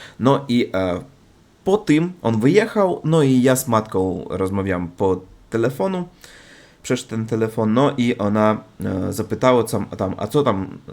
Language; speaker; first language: Polish; non-native, learner; Russian